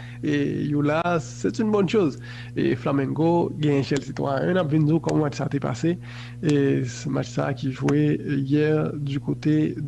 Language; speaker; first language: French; non-native, local second language; Haitian Creole